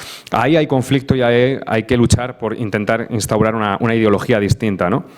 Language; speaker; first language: Spanish; native; Spanish